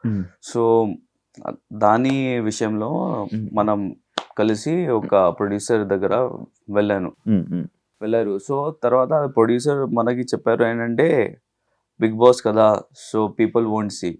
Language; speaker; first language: Telugu; non-native, learner; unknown